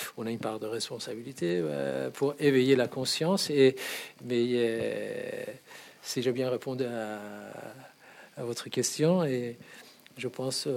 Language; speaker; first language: French; non-native, fluent; Persian